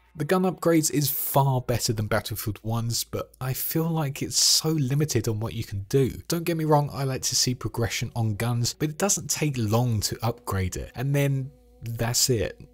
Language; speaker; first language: English; native; English